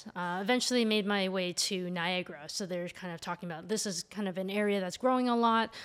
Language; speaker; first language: English; native; English